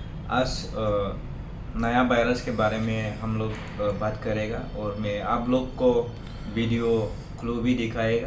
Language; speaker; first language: Hindi; non-native, local second language; Bodo